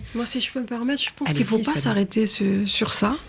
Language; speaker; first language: French; non-native, local second language; Arabic